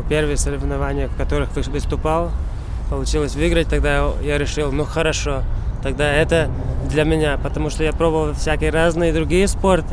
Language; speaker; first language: Russian; non-native, local second language; Latvian